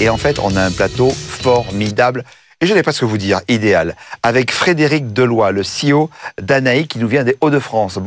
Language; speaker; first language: French; native; French